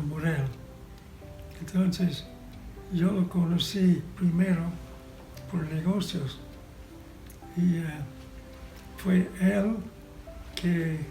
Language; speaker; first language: Spanish; non-native, fluent; English